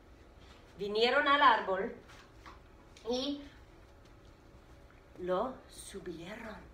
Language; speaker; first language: Spanish; non-native, fluent; English